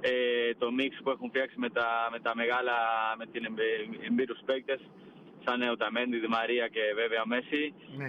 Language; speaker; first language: Greek; non-native, fluent; Spanish